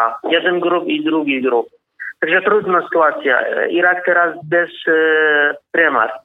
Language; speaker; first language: Polish; non-native, learner; Kurdish